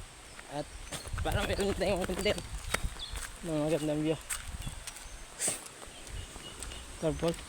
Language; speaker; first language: Filipino; non-native, local second language; Cebuano